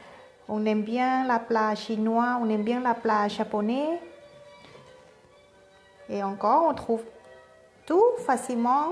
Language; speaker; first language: French; non-native, learner; Thai